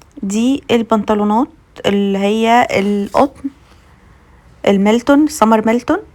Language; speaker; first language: Arabic; native; Arabic